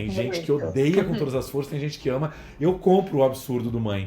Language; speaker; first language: Portuguese; native; Portuguese